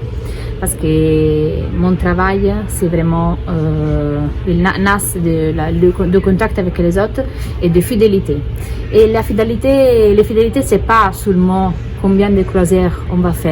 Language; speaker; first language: French; non-native, fluent; Italian